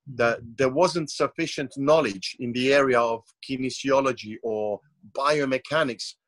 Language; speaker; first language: English; non-native, fluent; Croatian